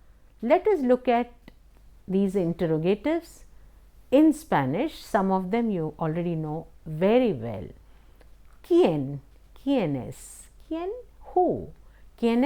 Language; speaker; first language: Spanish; non-native, fluent; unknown